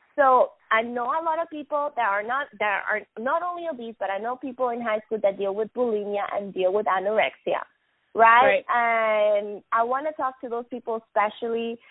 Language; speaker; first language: English; non-native, fluent; Spanish